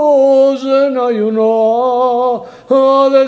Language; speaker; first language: Spanish; non-native, learner; Italian